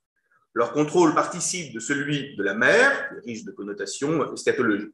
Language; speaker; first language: French; native; French